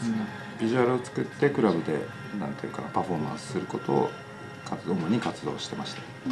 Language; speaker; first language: Japanese; native; Japanese